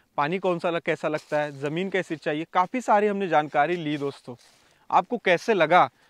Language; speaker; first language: Hindi; native; Hindi